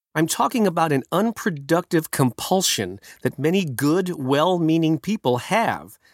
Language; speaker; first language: English; native; English